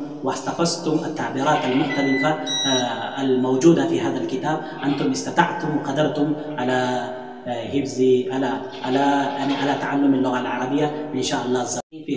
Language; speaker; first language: Arabic; non-native, fluent; Urdu